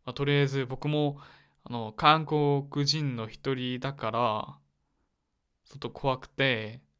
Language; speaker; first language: Japanese; non-native, learner; Korean